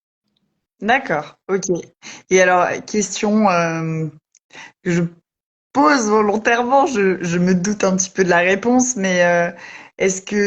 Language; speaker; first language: French; native; French